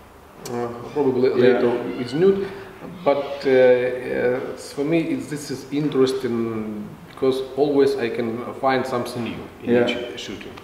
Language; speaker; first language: English; non-native, fluent; Russian